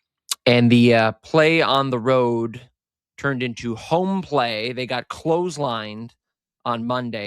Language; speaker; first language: English; native; English